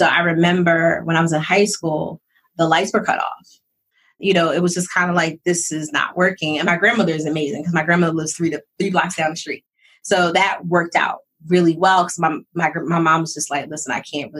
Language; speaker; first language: English; native; English